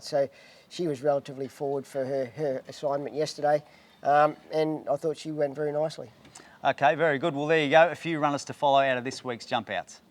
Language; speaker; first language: English; native; English